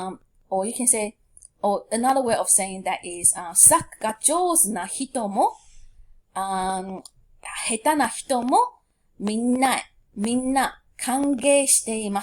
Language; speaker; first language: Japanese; non-native, fluent; English